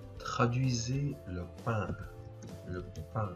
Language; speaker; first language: French; non-native, fluent; Portuguese